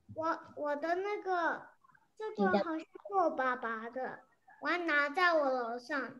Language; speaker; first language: Chinese; early bilingual, heritage; English